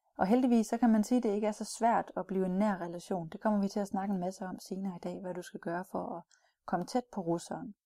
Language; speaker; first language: Danish; native; Danish